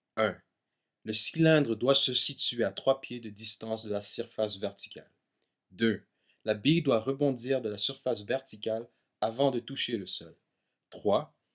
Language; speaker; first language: French; native; French